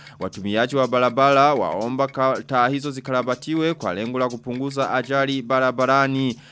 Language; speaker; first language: Swahili; non-native, local second language; Rundi